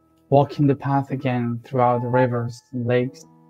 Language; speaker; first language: English; non-native, fluent; Spanish